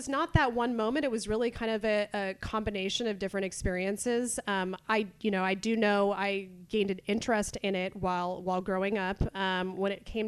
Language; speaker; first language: English; native; English